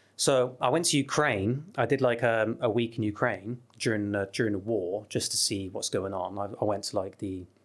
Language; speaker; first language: English; native; English